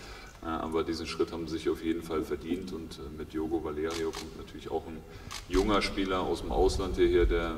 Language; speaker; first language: German; native; German